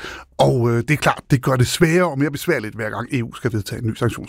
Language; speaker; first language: Danish; native; Danish